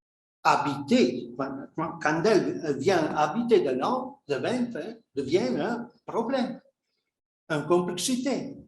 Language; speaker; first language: French; non-native, fluent; Italian